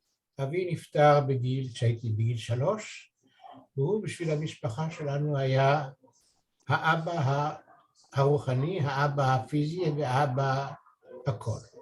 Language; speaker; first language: Hebrew; early bilingual, other home language; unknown